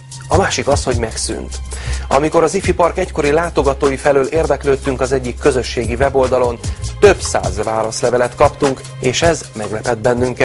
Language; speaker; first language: Hungarian; native; Hungarian